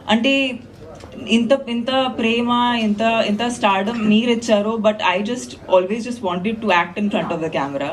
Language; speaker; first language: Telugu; non-native, fluent; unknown